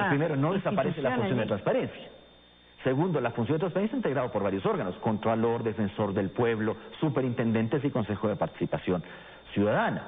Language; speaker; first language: Spanish; native; Spanish